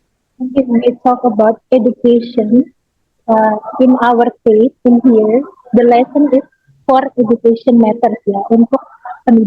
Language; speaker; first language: English; non-native, learner; Indonesian